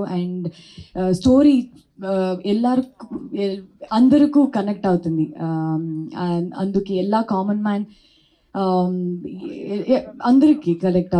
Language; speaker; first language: Telugu; non-native, learner; Kannada